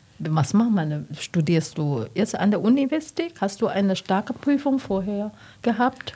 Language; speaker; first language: German; non-native, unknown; Chinese